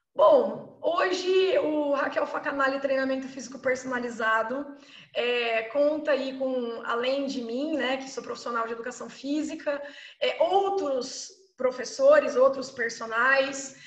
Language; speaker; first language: Portuguese; native; Portuguese